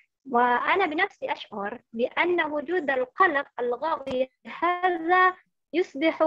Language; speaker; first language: Arabic; non-native, learner; Indonesian